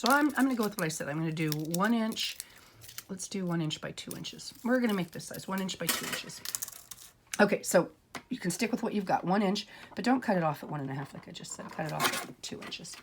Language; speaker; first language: English; native; English